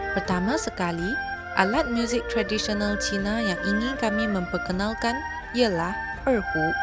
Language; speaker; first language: Malay; non-native, local second language; Chinese